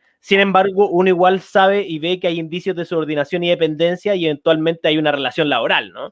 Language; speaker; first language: Spanish; native; Spanish